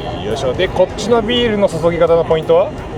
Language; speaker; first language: Japanese; native; Japanese